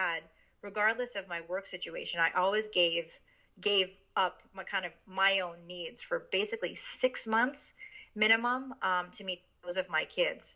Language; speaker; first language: English; early bilingual, other home language; Japanese